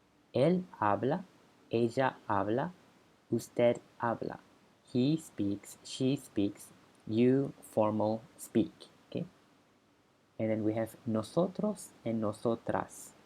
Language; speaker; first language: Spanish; non-native, fluent; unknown